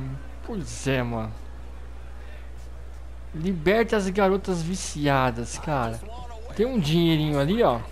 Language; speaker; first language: Portuguese; native; Portuguese